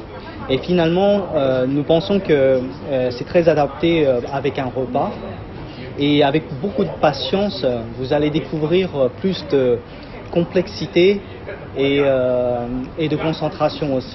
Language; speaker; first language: French; non-native, fluent; Cantonese